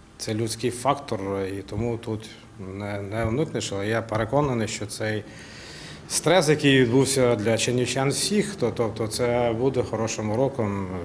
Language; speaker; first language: Ukrainian; non-native, local second language; Russian